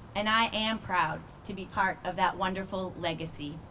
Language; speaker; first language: English; native; English